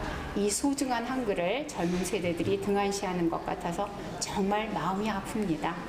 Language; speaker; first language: Korean; native; Korean